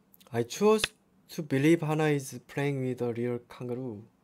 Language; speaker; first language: English; non-native, learner; Korean